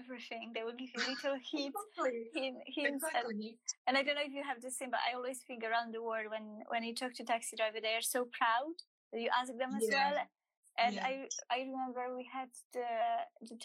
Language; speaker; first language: English; non-native, fluent; Polish